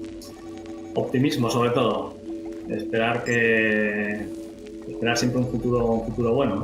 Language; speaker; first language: Spanish; native; Spanish